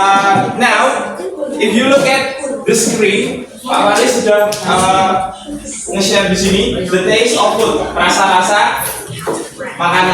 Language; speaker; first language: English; non-native, fluent; Indonesian